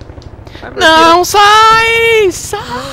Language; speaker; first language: Portuguese; native; Portuguese